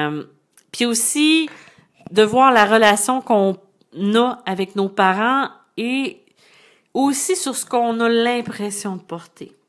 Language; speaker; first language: French; native; French